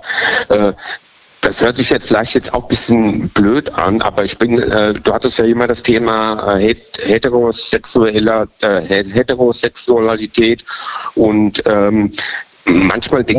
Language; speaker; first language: German; native; German